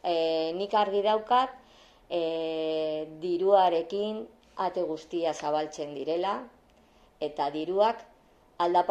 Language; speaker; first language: Basque; non-native, local second language; Spanish